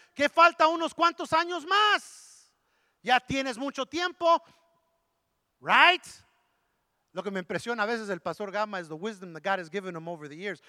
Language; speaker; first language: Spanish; early bilingual, heritage; Spanish